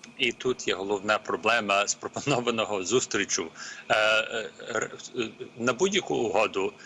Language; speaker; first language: Ukrainian; early bilingual, heritage; Ukrainian